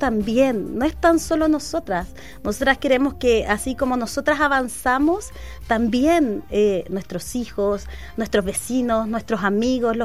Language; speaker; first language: Spanish; native; Spanish